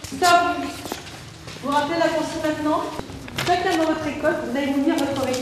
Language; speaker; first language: French; native; French